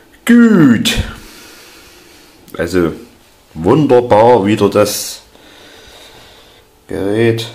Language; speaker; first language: German; native; German